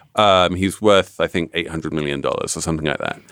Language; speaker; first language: English; native; English